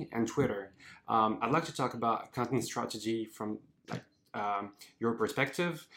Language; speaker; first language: English; non-native, fluent; French